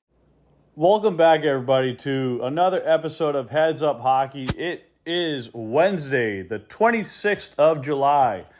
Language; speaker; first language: English; native; English